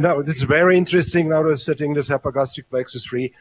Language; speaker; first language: English; non-native, fluent; Czech